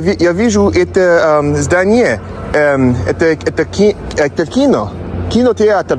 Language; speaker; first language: Russian; non-native, learner; English